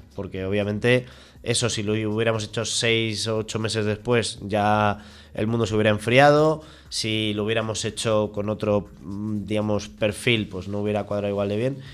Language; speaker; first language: Spanish; native; Spanish